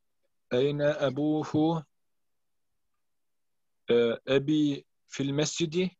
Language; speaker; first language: Arabic; non-native, learner; German